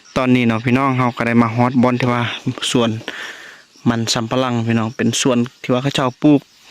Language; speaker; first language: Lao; non-native, local second language; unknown